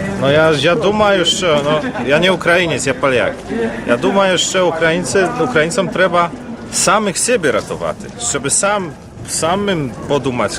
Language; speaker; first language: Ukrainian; non-native, learner; Polish